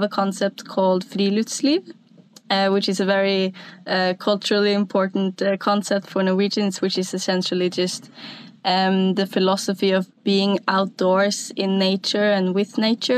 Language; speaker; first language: English; non-native, fluent; Norwegian